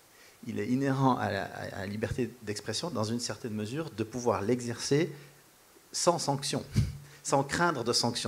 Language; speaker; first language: French; native; French